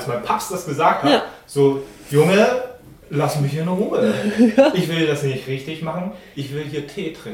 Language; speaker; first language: German; native; German